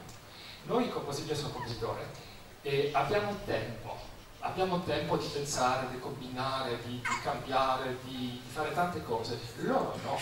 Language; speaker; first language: Italian; non-native, fluent; Polish